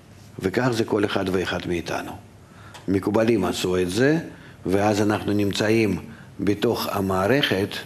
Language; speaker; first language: Hebrew; non-native, fluent; Russian